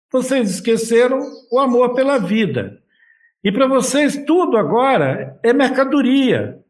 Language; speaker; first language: Portuguese; native; Portuguese